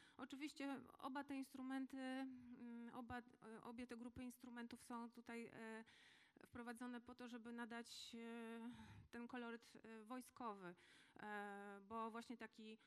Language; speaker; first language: Polish; native; Polish